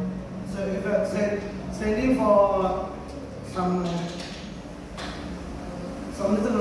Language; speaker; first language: English; non-native, learner; Thai